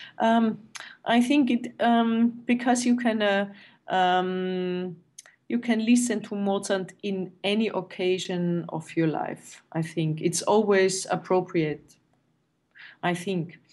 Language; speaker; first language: English; non-native, fluent; German